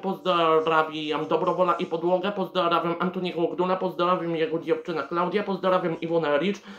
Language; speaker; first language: Polish; native; Polish